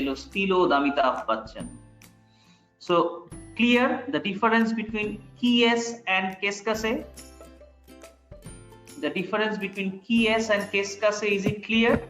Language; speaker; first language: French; non-native, fluent; Bangla